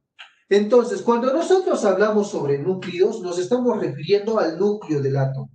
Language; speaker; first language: Spanish; native; Spanish